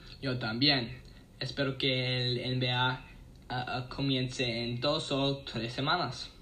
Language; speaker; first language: Spanish; non-native, learner; English